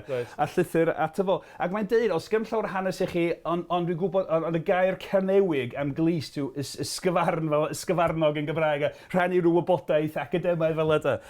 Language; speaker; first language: Welsh; non-native, fluent; English